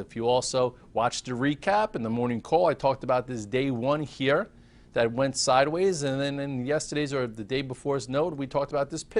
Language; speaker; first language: English; native; English